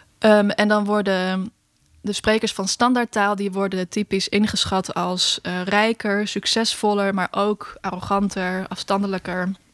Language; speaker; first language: Dutch; native; Dutch